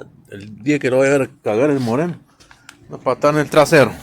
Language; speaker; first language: Spanish; non-native, local second language; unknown